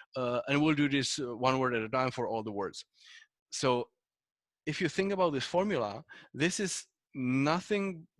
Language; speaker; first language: English; non-native, fluent; Czech